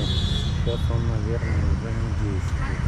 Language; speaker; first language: Russian; native; Russian